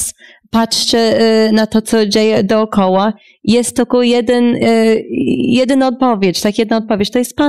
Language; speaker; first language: Polish; non-native, fluent; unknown